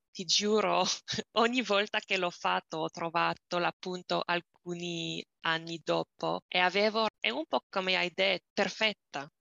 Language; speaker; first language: Italian; non-native, learner; English